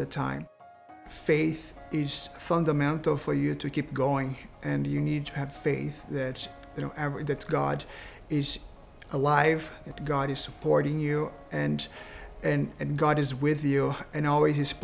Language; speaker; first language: English; non-native, fluent; Portuguese